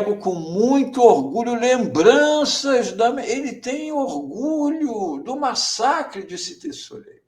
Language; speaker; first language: Portuguese; native; Portuguese